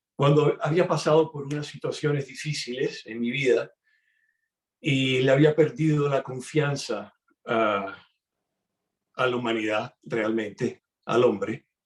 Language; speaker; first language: Spanish; early bilingual, heritage; Spanish